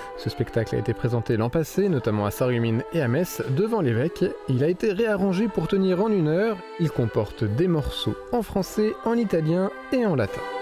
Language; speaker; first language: French; native; French